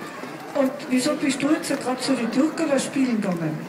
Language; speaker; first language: German; native; German